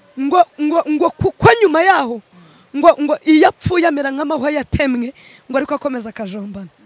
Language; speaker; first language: Kinyarwanda; early bilingual, other home language; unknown